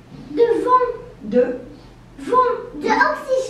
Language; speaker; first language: French; non-native, local second language; Arabic